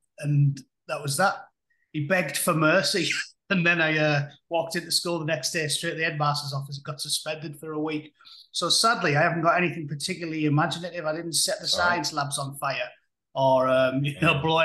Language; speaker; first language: English; native; English